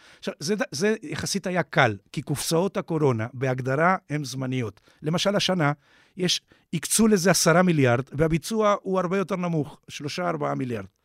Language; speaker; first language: Hebrew; non-native, fluent; Spanish